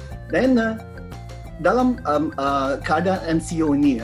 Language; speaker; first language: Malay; non-native, local second language; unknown